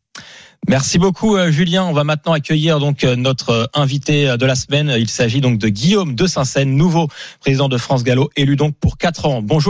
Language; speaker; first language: French; native; French